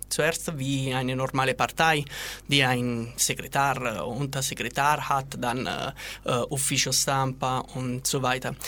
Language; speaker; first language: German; non-native, learner; Italian